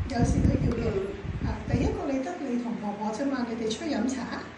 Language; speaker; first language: Cantonese; native; Cantonese